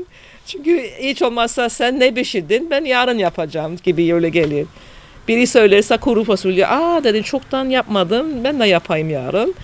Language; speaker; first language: Turkish; non-native, fluent; English